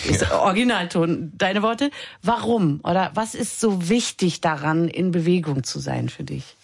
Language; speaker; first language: German; native; German